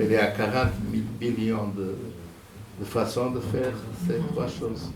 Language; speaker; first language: French; non-native, fluent; Portuguese